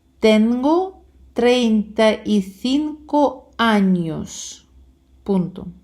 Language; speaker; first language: Spanish; non-native, fluent; Ukrainian